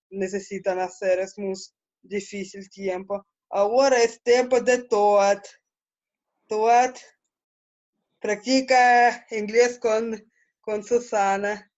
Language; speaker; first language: Spanish; non-native, learner; Russian